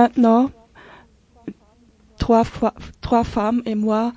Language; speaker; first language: French; non-native, local second language; German